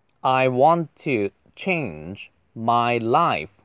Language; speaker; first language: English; non-native, fluent; Chinese